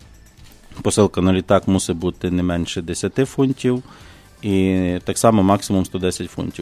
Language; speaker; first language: Ukrainian; native; Ukrainian